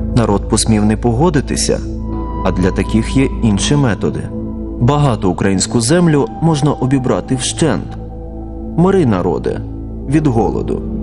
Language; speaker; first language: Ukrainian; native; Ukrainian